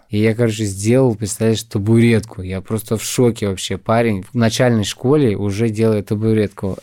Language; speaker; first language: Russian; native; Russian